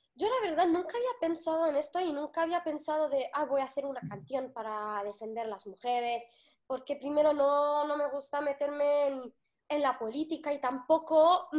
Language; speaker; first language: Spanish; non-native, fluent; Arabic